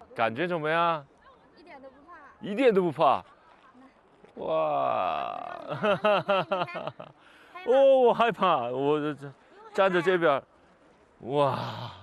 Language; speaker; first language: Chinese; non-native, learner; Korean